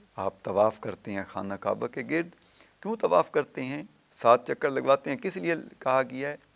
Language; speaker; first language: Urdu; non-native, local second language; Punjabi